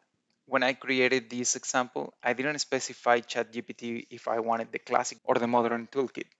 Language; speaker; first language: English; non-native, fluent; Spanish